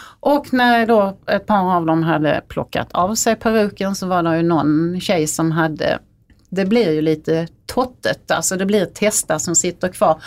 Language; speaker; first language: Swedish; native; Swedish